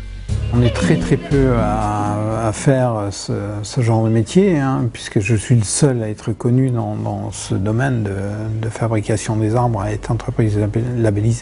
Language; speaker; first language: French; native; French